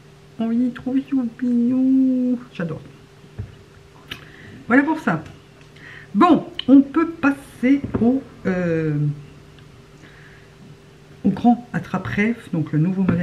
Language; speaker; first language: French; native; French